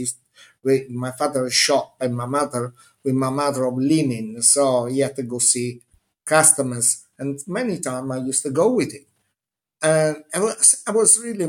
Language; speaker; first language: English; non-native, fluent; Italian